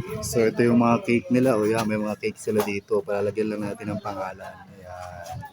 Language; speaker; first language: Filipino; native; Filipino